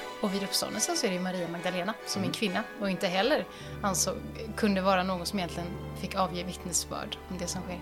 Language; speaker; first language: Swedish; native; Swedish